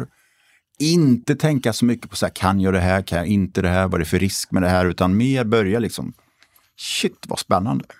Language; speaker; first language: Swedish; native; Swedish